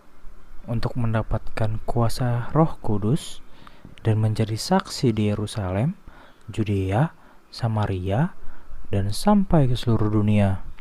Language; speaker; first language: Indonesian; native; Indonesian